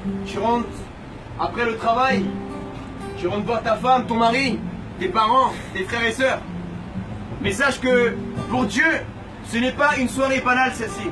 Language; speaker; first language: French; non-native, fluent; Spanish